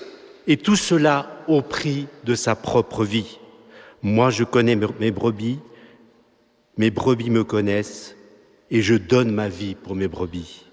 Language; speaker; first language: French; native; French